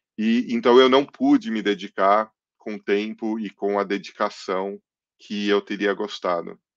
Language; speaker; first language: Portuguese; early bilingual, other home language; English